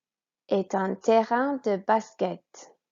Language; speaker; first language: French; non-native, fluent; English